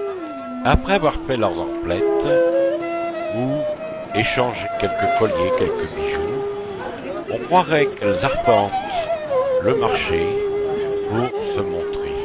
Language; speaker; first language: French; native; French